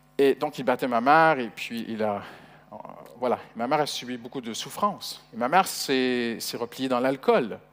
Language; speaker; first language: French; native; French